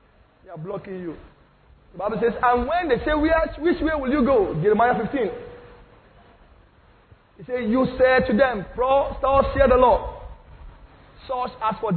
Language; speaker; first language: English; non-native, local second language; Yoruba